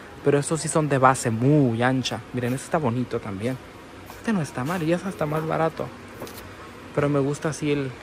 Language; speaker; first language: Spanish; native; Spanish